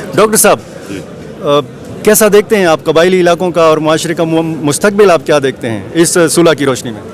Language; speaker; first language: Urdu; non-native, local second language; Pashto